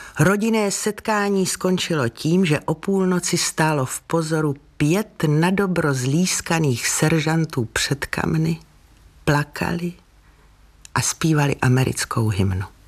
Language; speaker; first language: Czech; native; Czech